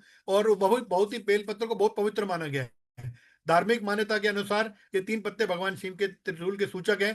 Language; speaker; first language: Hindi; native; Hindi